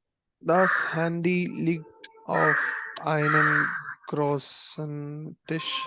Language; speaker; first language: German; non-native, learner; Malayalam